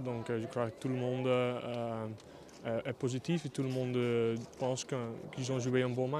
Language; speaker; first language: French; non-native, local second language; Dutch